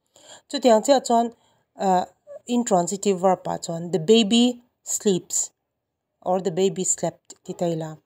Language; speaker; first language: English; non-native, local second language; Mizo